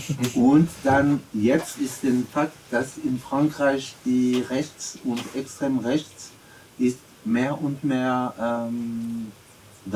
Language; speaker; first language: German; non-native, learner; French